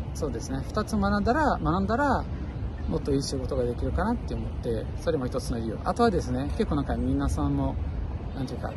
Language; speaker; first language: Japanese; non-native, fluent; Portuguese